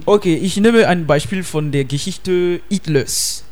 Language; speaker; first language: German; non-native, learner; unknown